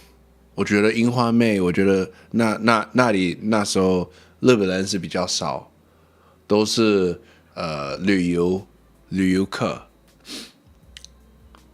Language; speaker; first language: Chinese; non-native, learner; English